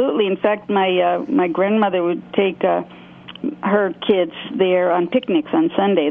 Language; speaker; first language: English; native; English